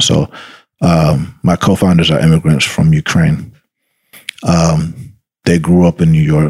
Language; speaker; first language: English; early bilingual, other home language; Spanish